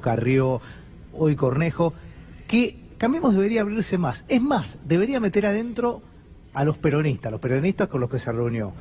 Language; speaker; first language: Spanish; native; Spanish